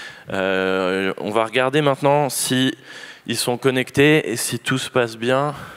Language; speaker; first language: French; native; French